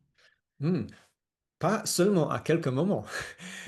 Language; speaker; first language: French; non-native, fluent; English